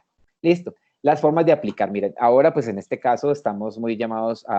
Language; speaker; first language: Spanish; native; Spanish